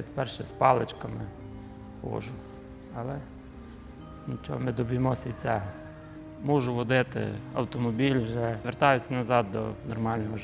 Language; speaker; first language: Ukrainian; native; Ukrainian